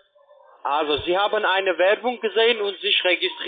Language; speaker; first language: German; non-native, learner; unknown